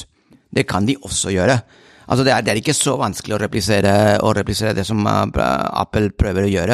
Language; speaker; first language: Norwegian; non-native, fluent; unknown